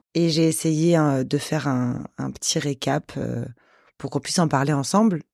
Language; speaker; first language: French; native; French